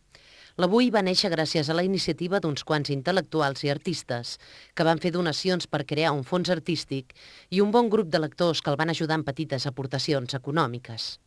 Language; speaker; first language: Catalan; native; Catalan